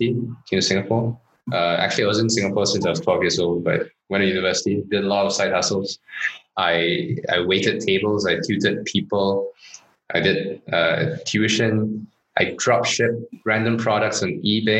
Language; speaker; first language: English; non-native, local second language; Chinese